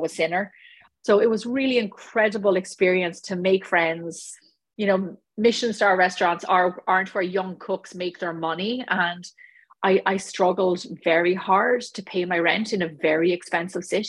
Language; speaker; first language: English; native; English